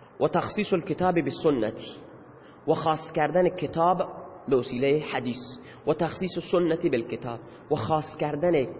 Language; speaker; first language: Persian; native; Persian